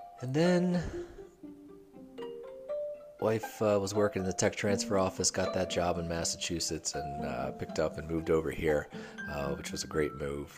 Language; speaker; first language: English; native; English